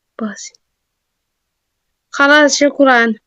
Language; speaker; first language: Arabic; non-native, learner; Oromo